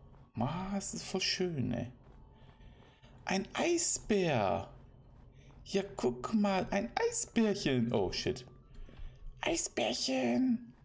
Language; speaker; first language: German; native; German